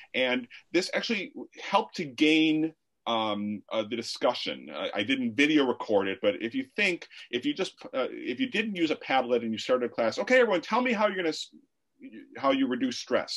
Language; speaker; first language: English; native; English